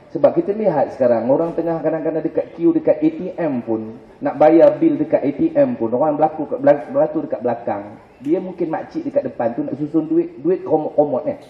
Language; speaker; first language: Malay; native; Malay